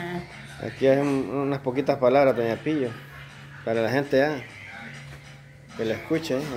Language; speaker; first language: Spanish; native; Spanish